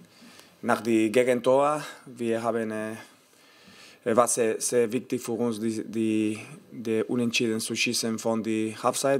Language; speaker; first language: German; non-native, learner; Spanish